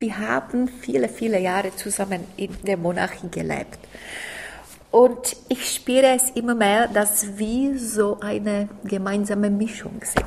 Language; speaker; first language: German; non-native, fluent; Czech